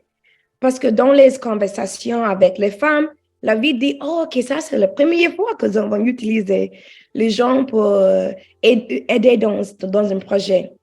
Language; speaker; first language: French; non-native, learner; English